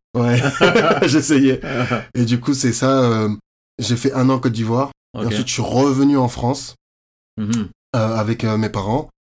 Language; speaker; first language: French; native; French